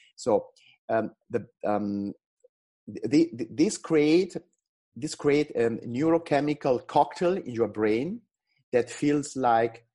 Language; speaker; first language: English; non-native, fluent; Italian